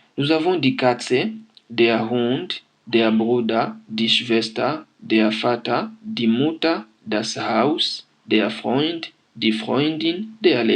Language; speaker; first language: German; non-native, fluent; French